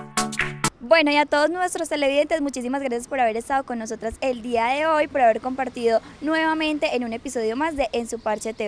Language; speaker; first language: Spanish; native; Spanish